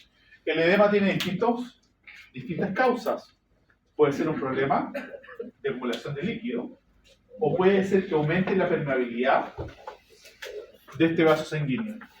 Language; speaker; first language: Spanish; native; Spanish